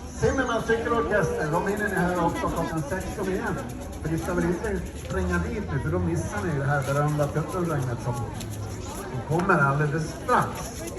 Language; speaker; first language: Swedish; native; Swedish